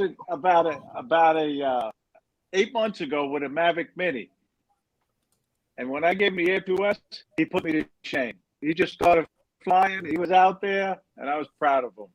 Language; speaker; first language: English; native; English